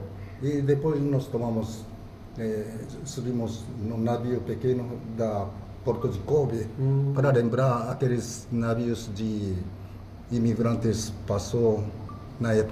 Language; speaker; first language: Portuguese; non-native, fluent; Japanese